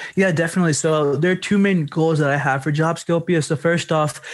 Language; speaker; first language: English; native; English